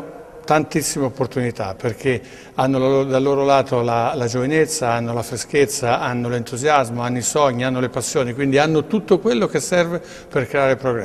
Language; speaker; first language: Italian; native; Italian